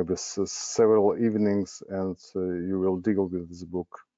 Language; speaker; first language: English; non-native, learner; Russian